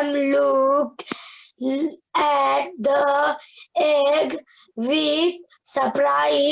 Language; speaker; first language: English; non-native, learner; Hindi